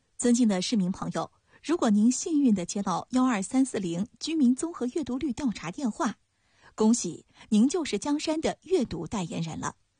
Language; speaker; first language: Chinese; native; Chinese